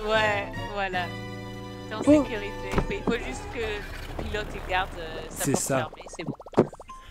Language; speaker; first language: French; non-native, fluent; English